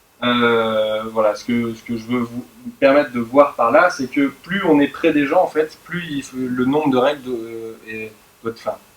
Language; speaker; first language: French; native; French